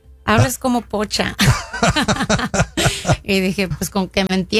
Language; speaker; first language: Spanish; early bilingual, heritage; Spanish